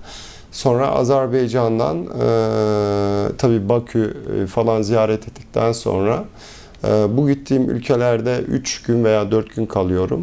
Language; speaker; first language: Turkish; early bilingual, heritage; Turkish